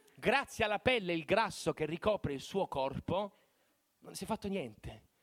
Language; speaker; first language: Italian; native; Italian